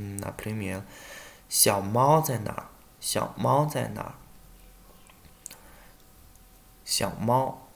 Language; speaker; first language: Chinese; non-native, fluent; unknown